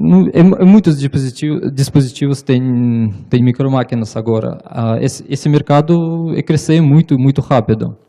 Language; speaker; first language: Portuguese; non-native, learner; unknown